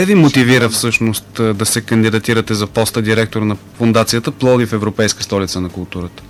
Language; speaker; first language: Bulgarian; native; Bulgarian